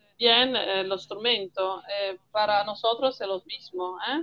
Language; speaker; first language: Spanish; non-native, learner; Italian